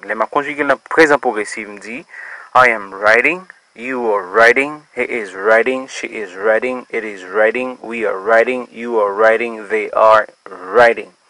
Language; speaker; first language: English; non-native, fluent; Haitian Creole